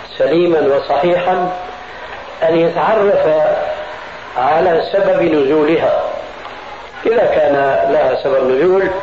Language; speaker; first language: Arabic; early bilingual, other home language; Albanian